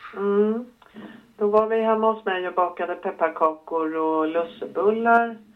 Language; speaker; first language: Swedish; native; Swedish